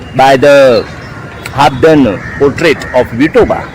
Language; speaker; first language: English; non-native, local second language; Marathi